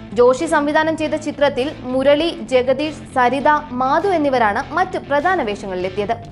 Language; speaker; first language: Malayalam; native; Malayalam